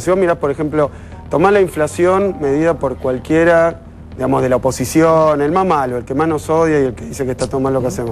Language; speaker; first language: Spanish; native; Spanish